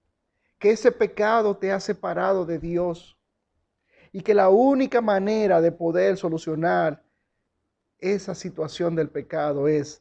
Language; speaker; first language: Spanish; native; Spanish